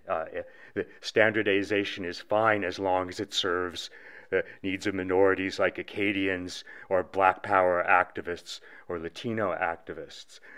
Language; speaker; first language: English; native; English